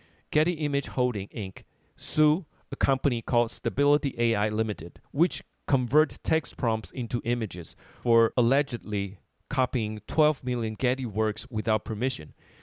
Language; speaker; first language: English; non-native, fluent; Chinese